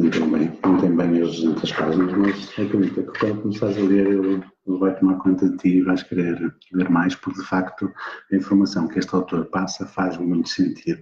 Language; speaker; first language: Portuguese; native; Portuguese